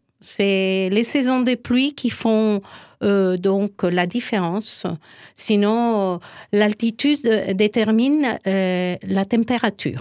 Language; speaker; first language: French; non-native, fluent; Spanish